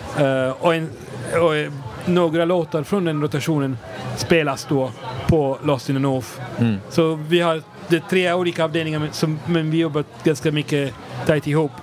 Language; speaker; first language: Swedish; non-native, fluent; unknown